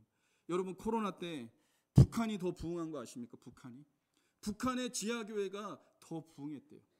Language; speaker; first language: Korean; native; Korean